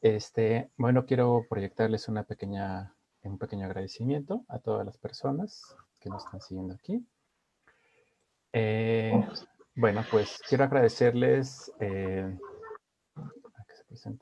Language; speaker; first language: Spanish; native; Spanish